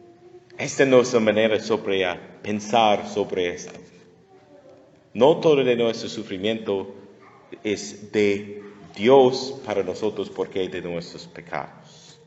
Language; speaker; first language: Spanish; non-native, fluent; English